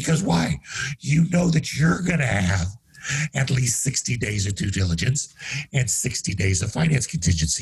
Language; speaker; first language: English; native; English